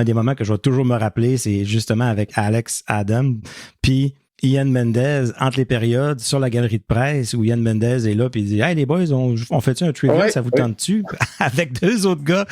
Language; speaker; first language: French; native; French